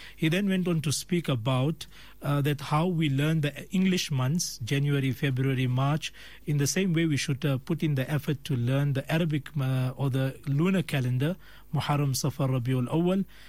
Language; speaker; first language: English; native; English